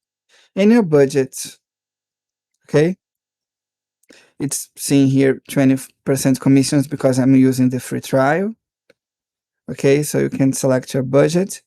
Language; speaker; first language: English; non-native, fluent; Portuguese